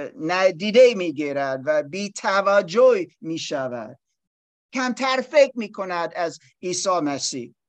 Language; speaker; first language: Persian; non-native, learner; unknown